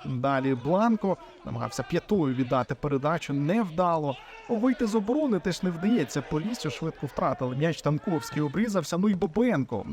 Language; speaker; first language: Ukrainian; native; Ukrainian